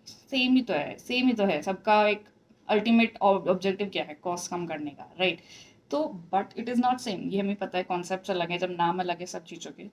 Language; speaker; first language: Hindi; native; Hindi